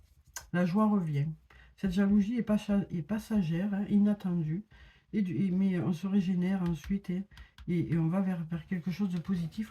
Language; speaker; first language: French; native; French